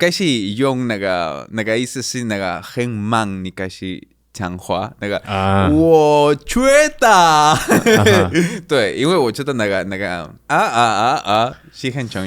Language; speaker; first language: Chinese; non-native, learner; Spanish